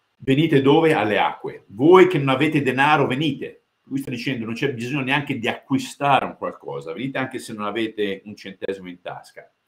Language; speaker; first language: Italian; early bilingual, heritage; Italian